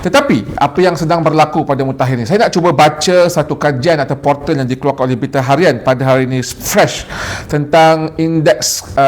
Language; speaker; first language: Malay; native; Malay